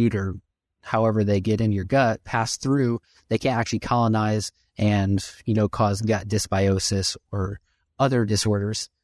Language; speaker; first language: English; native; English